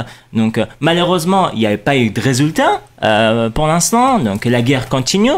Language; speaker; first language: French; non-native, fluent; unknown